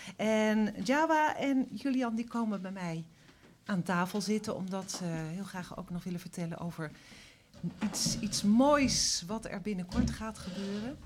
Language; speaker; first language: Dutch; native; Dutch